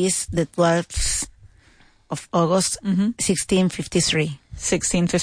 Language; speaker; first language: English; non-native, learner; Spanish